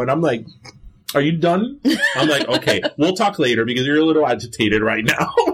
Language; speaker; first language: English; early bilingual, other home language; Spanish